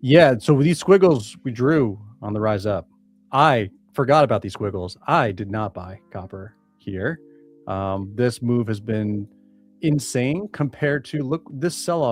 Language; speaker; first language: English; native; English